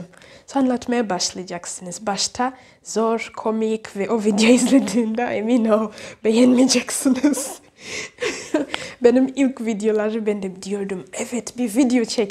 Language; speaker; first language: Turkish; non-native, learner; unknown